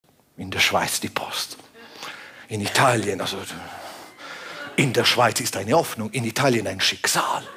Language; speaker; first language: German; non-native, fluent; Italian